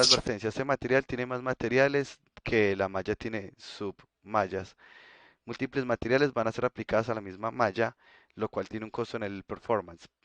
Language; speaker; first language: Spanish; native; Spanish